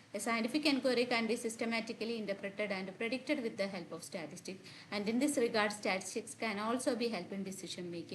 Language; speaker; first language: English; non-native, local second language; Malayalam